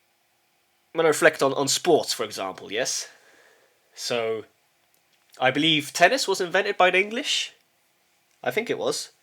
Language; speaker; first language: English; early bilingual, heritage; English